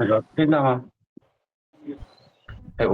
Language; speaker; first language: Chinese; native; Chinese